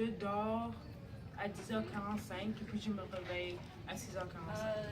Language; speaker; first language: French; non-native, fluent; English